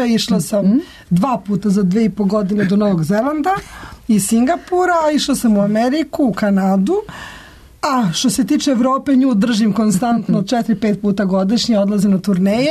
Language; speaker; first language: Serbian; native; Serbian